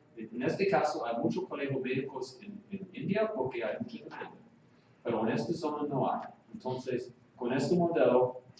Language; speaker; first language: Spanish; non-native, fluent; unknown